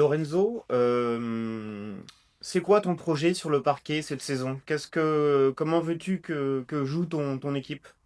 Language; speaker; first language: French; native; French